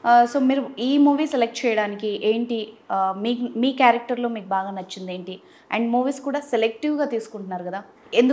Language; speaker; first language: Telugu; native; Telugu